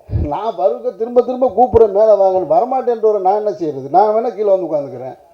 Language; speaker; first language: Tamil; native; Tamil